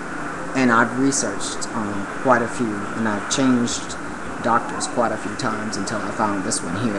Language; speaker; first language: English; native; English